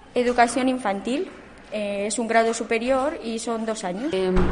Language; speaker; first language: Spanish; non-native, fluent; Romanian